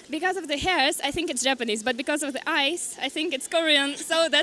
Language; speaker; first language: English; non-native, fluent; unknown